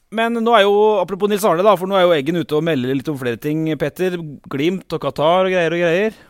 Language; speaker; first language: Norwegian; native; Norwegian